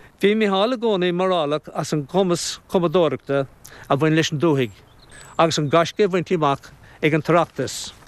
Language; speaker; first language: Irish; native; Irish